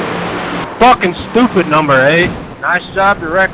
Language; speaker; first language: English; native; English